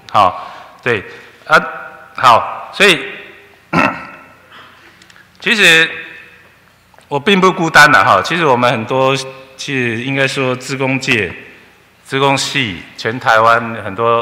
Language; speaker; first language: Chinese; native; Chinese